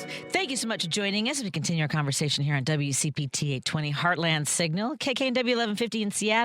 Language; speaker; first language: English; native; English